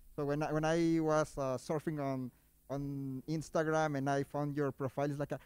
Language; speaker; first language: English; non-native, fluent; Spanish